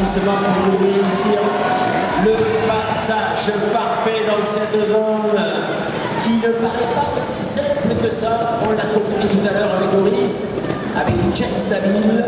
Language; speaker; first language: French; native; French